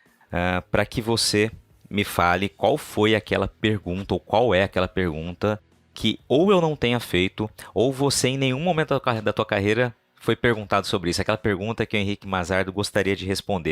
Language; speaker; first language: Portuguese; native; Portuguese